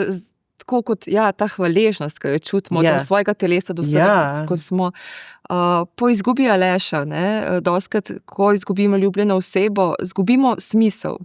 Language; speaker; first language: Slovenian; native; Slovenian